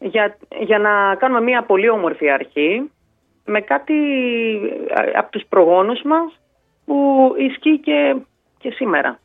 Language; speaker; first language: Greek; native; Greek